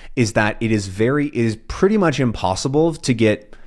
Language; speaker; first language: English; native; English